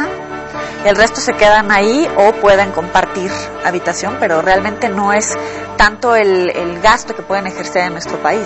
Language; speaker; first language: Spanish; native; Spanish